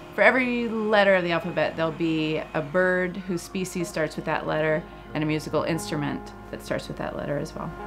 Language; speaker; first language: English; native; English